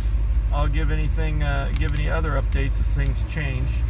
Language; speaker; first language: English; native; English